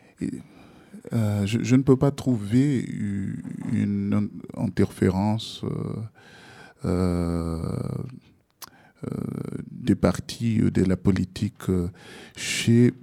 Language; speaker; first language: French; non-native, learner; Portuguese